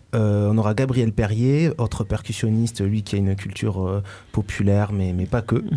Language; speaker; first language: French; native; French